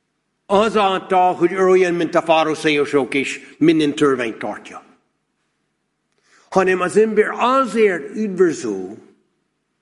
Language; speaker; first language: Hungarian; non-native, fluent; English